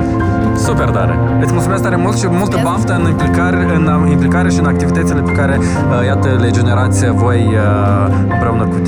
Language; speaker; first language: Romanian; native; Romanian